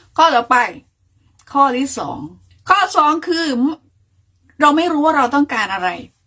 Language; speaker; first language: Thai; native; Thai